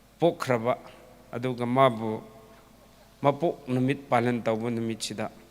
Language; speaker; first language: Manipuri; non-native, local second language; Tangkhul Naga (India)